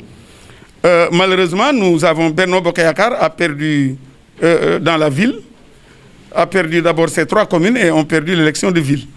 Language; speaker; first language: French; non-native, local second language; Wolof